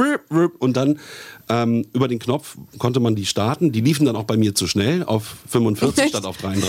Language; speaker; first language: German; native; German